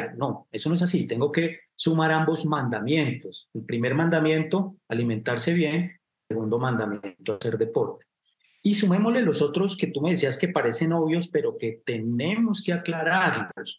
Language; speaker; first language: Spanish; native; Spanish